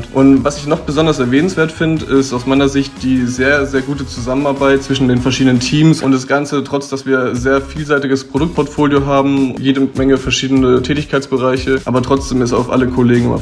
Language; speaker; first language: German; native; German